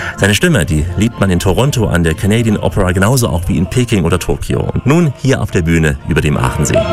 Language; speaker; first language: German; native; German